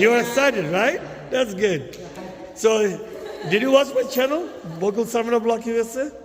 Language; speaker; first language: English; non-native, local second language; Bangla